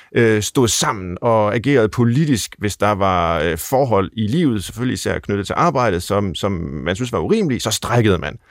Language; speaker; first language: Danish; native; Danish